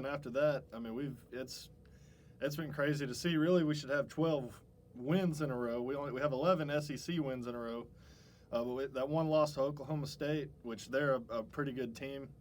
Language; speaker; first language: English; native; English